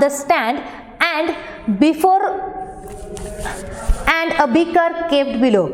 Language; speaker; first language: English; non-native, local second language; Marathi